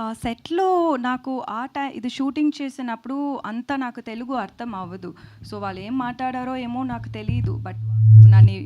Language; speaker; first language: Telugu; non-native, learner; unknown